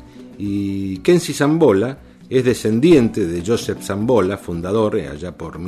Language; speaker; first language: Spanish; native; Spanish